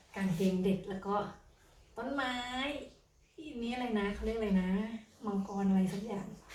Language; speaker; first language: Thai; native; Thai